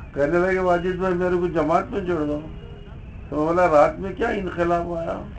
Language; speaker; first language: Urdu; native; Urdu